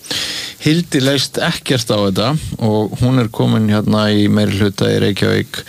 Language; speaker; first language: Icelandic; native; Icelandic